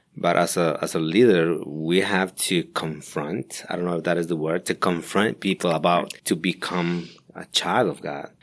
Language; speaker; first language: English; non-native, learner; Spanish